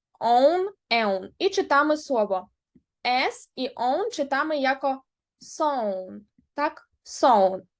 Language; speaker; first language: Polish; non-native, fluent; Ukrainian